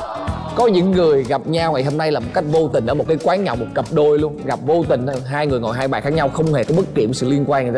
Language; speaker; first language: Vietnamese; native; Vietnamese